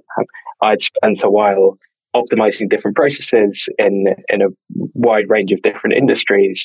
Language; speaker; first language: English; native; English